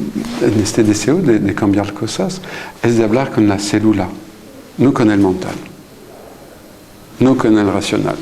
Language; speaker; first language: Spanish; non-native, fluent; French